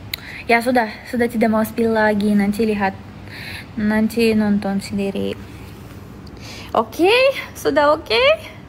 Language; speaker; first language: Indonesian; non-native, fluent; Russian